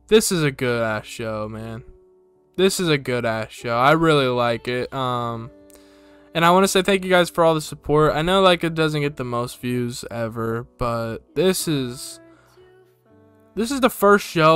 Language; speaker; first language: English; native; English